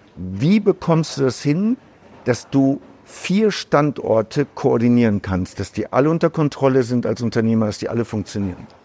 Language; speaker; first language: German; native; German